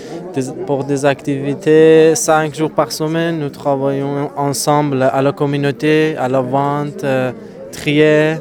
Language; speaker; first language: French; non-native, learner; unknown